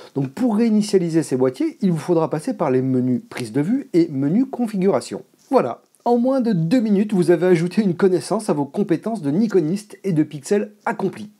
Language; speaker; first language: French; native; French